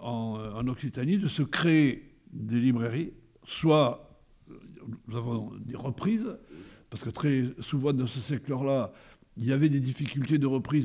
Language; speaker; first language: French; native; French